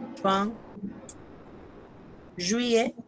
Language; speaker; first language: French; non-native, fluent; Spanish